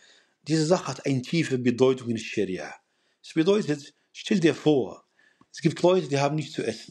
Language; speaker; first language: German; non-native, fluent; Arabic